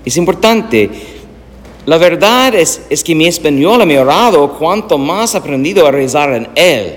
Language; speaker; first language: Spanish; non-native, learner; English